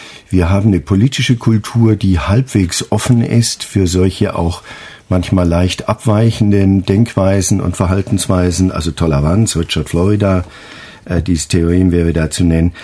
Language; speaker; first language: German; native; German